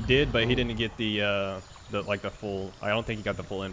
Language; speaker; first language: English; native; English